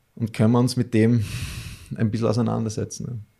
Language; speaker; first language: German; native; German